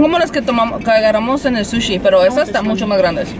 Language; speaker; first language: Spanish; early bilingual, heritage; Spanish